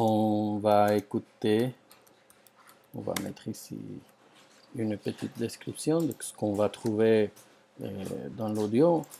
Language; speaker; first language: French; non-native, fluent; Spanish